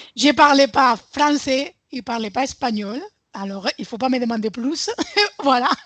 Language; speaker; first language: French; non-native, fluent; Spanish